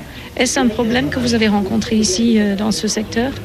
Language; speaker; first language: French; native; French